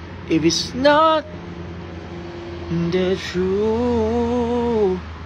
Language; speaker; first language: English; non-native, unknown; Thai